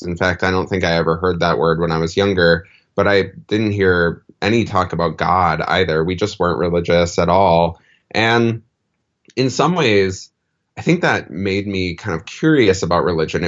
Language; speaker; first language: English; native; English